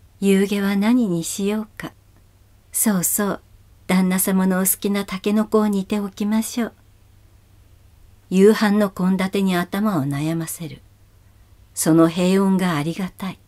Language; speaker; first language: Japanese; native; Japanese